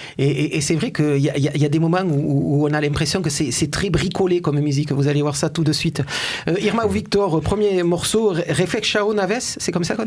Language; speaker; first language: French; native; French